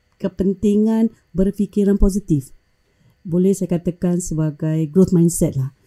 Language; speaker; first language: Malay; native; Malay